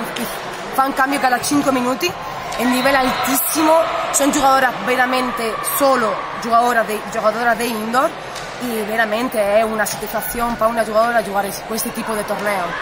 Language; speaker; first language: Italian; non-native, learner; Spanish